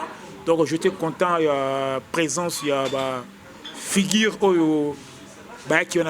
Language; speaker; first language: French; non-native, local second language; Lingala